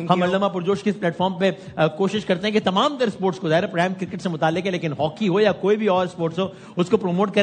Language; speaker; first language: Urdu; native; Urdu